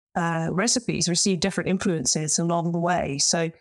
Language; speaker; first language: English; native; English